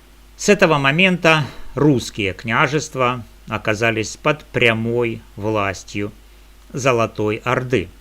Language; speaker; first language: Russian; native; Russian